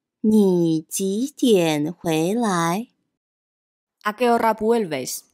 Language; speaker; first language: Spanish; non-native, fluent; Chinese